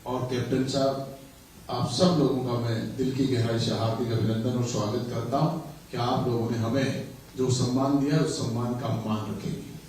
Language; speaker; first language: Hindi; native; Hindi